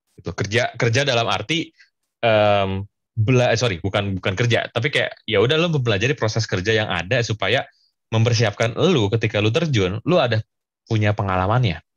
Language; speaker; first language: Indonesian; native; Indonesian